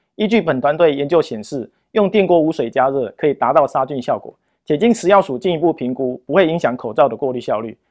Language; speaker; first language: Chinese; native; Chinese